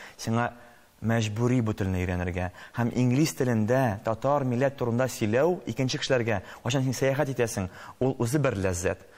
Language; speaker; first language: Tatar; native; Tatar